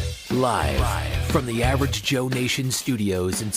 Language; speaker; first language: English; native; English